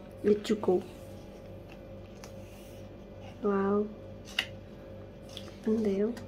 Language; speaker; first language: Korean; non-native, learner; Kazakh